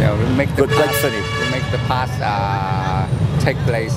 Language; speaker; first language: English; non-native, learner; Vietnamese